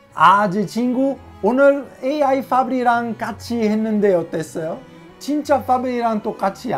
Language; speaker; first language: Korean; non-native, learner; Italian